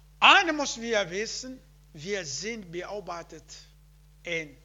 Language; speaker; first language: German; non-native, learner; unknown